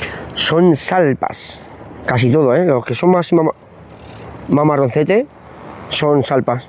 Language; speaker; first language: Spanish; native; Spanish